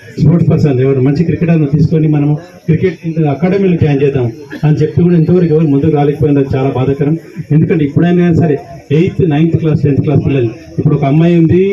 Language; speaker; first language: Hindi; non-native, local second language; Urdu